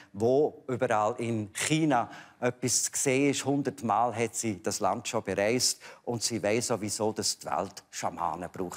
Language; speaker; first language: German; native; German